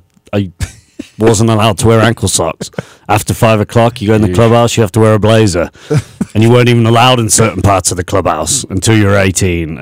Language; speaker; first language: English; native; English